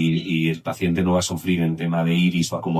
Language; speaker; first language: Spanish; native; Spanish